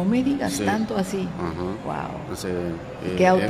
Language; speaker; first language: Spanish; native; Spanish